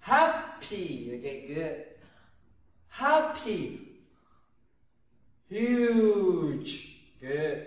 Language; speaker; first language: English; non-native, learner; Vietnamese